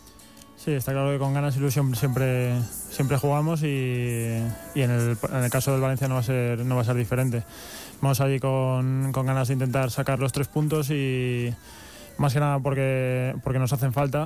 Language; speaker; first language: Spanish; native; Spanish